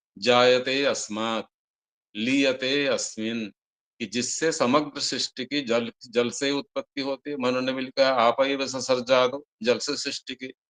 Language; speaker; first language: Hindi; non-native, local second language; Odia